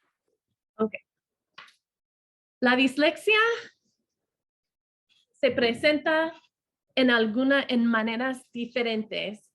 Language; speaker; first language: Spanish; non-native, fluent; English